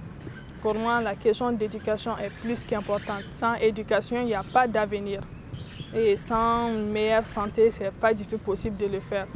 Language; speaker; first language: French; non-native, local second language; Bambara